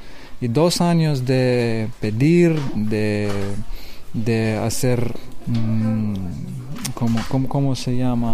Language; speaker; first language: Spanish; non-native, learner; Lithuanian